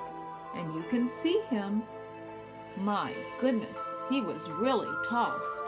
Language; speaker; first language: English; native; English